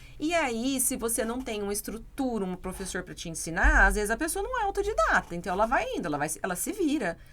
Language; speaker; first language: Portuguese; native; Portuguese